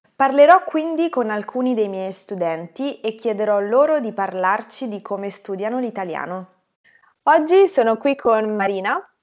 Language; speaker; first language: Italian; native; Italian